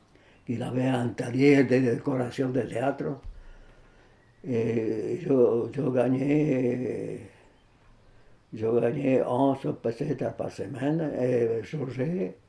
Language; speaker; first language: French; non-native, fluent; Spanish